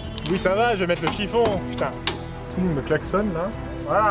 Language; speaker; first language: French; native; French